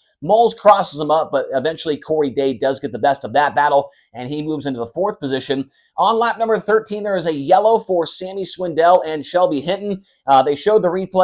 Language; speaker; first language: English; native; English